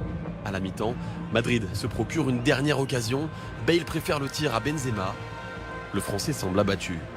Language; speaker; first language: French; native; French